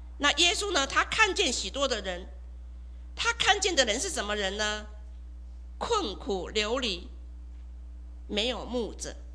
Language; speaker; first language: Chinese; native; Chinese